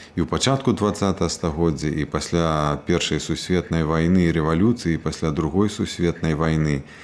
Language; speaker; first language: Belarusian; native; Belarusian